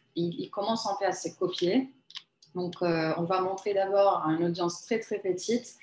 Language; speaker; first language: French; non-native, fluent; Portuguese